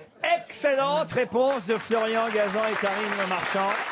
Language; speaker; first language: French; native; French